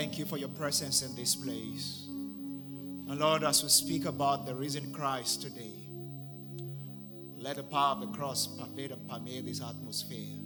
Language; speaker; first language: English; non-native, local second language; Yoruba